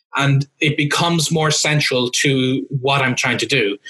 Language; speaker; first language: English; native; English